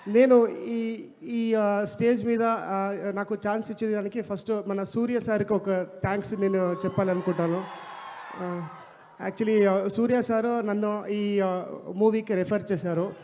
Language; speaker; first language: Telugu; non-native, learner; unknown